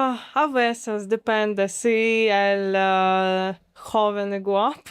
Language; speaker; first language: Spanish; non-native, learner; Russian